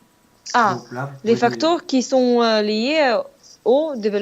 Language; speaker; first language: French; non-native, fluent; Russian